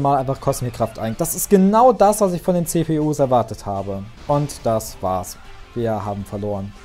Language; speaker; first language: German; native; German